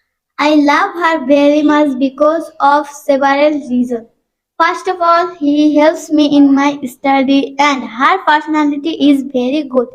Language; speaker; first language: English; non-native, learner; Bangla